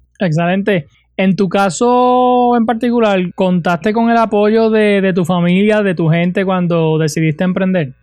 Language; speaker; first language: Spanish; native; Spanish